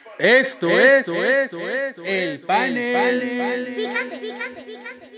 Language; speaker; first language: Spanish; native; Spanish